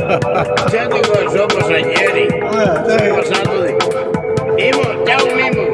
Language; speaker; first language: Italian; non-native, local second language; Venetian